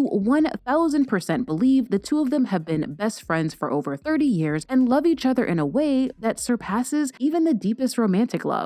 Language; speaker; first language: English; native; English